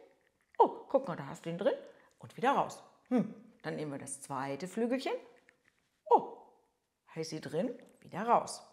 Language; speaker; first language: German; native; German